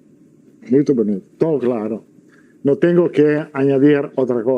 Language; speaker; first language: Portuguese; non-native, learner; Italian